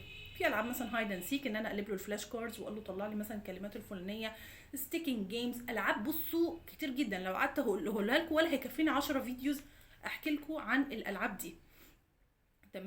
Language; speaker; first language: Arabic; native; Arabic